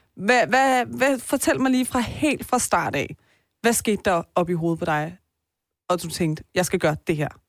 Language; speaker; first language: Danish; early bilingual, other home language; Persian